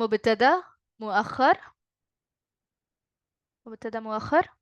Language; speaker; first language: Arabic; non-native, fluent; Malayalam